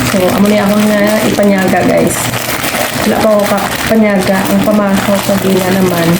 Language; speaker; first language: Filipino; non-native, local second language; Hiligaynon